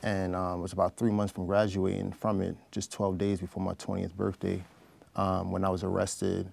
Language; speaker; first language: English; native; English